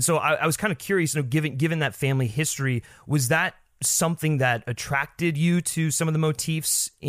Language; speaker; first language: English; native; English